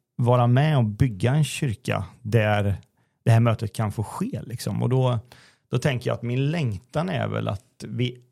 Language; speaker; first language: Swedish; native; Swedish